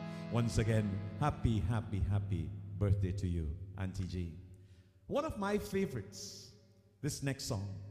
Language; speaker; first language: English; native; English